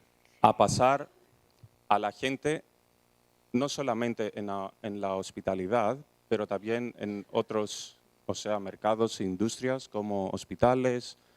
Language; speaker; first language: Spanish; non-native, fluent; Greek